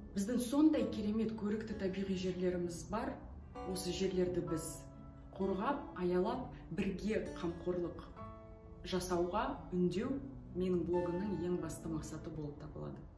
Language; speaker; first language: Kazakh; non-native, local second language; Russian